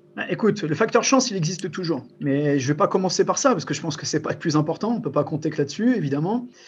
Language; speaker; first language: French; early bilingual, other home language; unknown